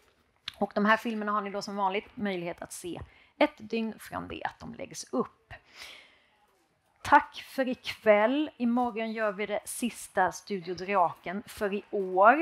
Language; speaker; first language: Swedish; native; Swedish